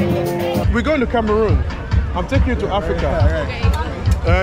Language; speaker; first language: English; native; English